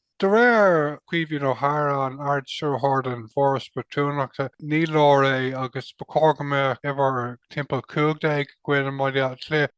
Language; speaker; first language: Irish; non-native, local second language; English